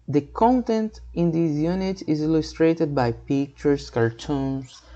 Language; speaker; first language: English; non-native, fluent; Portuguese